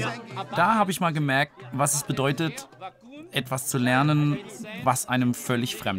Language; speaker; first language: German; native; German